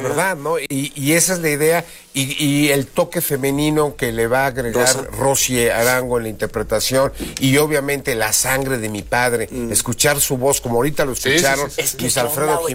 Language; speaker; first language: Spanish; native; Spanish